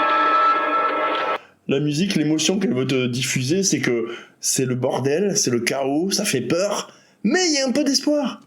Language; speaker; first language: French; native; French